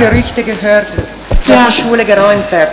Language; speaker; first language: German; non-native, fluent; Italian